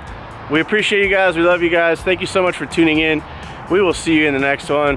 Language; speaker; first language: English; native; English